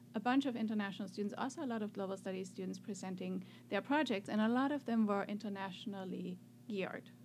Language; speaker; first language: English; non-native, fluent; German